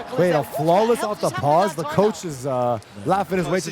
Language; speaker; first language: English; native; English